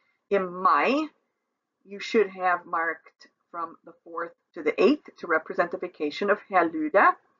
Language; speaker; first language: English; native; English